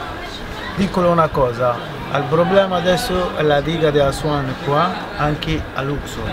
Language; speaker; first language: Italian; non-native, learner; Arabic